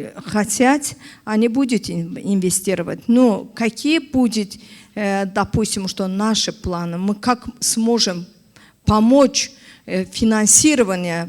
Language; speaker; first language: Russian; non-native, learner; Azerbaijani